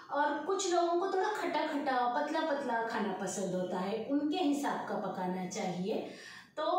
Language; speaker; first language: Hindi; non-native, local second language; Urdu